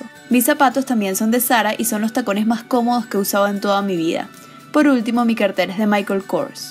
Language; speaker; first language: Spanish; native; Spanish